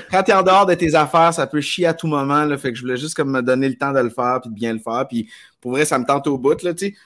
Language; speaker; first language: French; native; French